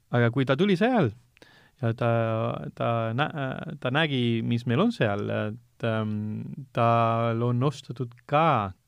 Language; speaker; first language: Estonian; non-native, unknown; Spanish